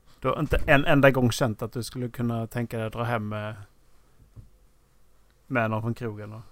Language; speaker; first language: Swedish; native; Swedish